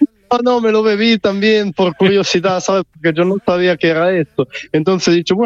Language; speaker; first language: Spanish; non-native, fluent; Italian